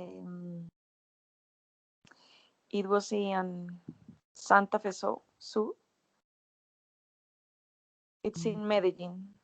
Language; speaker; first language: English; non-native, learner; Spanish